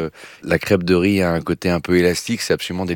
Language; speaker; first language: French; native; French